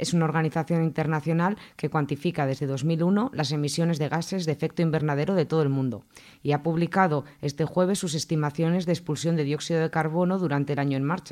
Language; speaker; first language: Spanish; native; Spanish